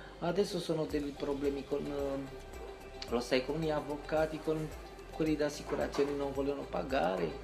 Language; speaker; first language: Italian; non-native, fluent; Romanian